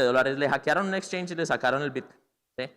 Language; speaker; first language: Spanish; native; Spanish